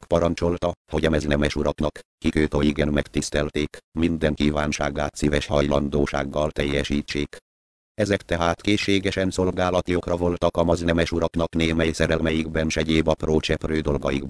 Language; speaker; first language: Hungarian; native; Hungarian